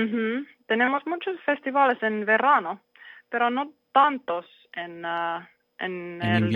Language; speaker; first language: Spanish; non-native, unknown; Finnish